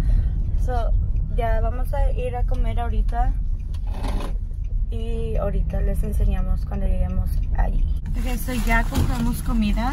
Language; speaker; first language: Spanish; early bilingual, other home language; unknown